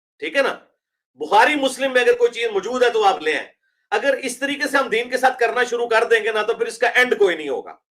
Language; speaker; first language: Urdu; non-native, local second language; Punjabi